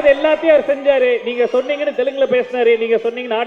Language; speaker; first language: Tamil; native; Tamil